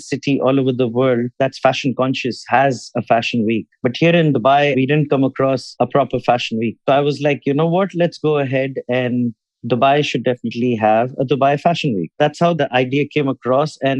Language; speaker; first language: English; non-native, local second language; Urdu